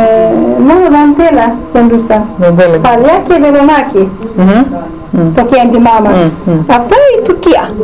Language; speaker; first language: Greek; non-native, local second language; Turkish